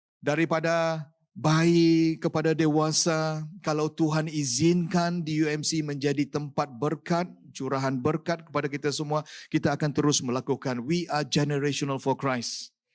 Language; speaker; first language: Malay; non-native, local second language; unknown